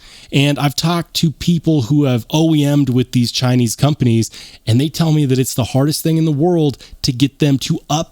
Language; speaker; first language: English; native; English